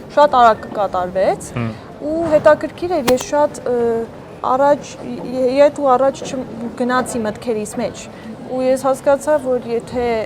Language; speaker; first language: Armenian; early bilingual, heritage; Armenian